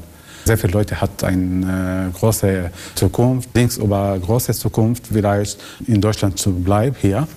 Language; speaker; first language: German; non-native, learner; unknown